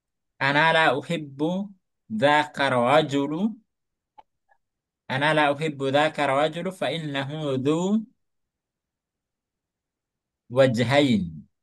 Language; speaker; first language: Arabic; non-native, fluent; Indonesian